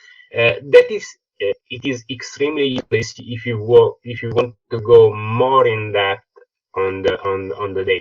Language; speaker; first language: English; non-native, fluent; Italian